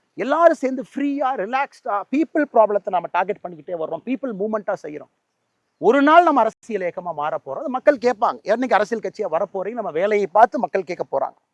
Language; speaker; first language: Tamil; native; Tamil